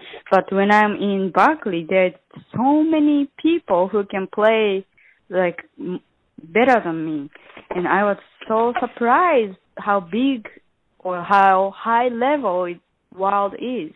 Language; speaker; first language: English; non-native, learner; Japanese